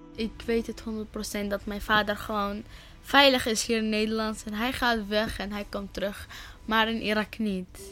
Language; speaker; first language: Dutch; early bilingual, other home language; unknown